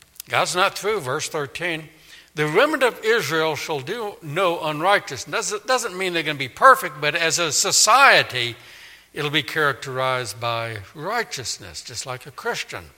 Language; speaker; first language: English; native; English